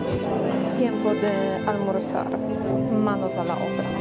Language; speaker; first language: Spanish; non-native, fluent; Polish